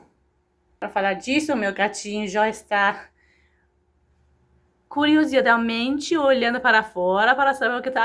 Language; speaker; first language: Portuguese; non-native, fluent; Persian